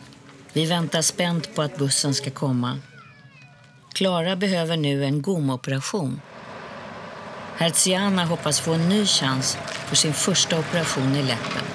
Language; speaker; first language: Swedish; native; Swedish